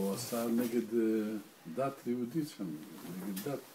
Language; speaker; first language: Hebrew; non-native, learner; Russian